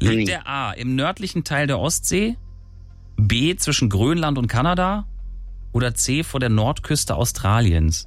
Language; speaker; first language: German; native; German